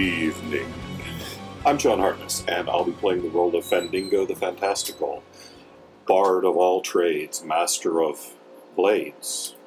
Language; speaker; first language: English; native; English